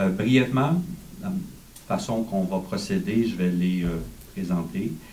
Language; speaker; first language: French; native; French